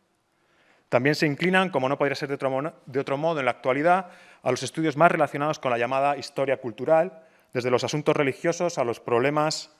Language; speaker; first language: Spanish; native; Spanish